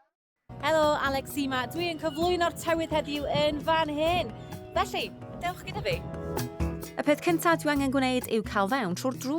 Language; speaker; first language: Welsh; native; Welsh